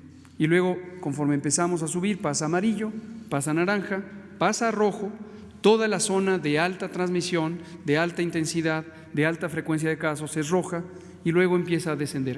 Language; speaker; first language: Spanish; native; Spanish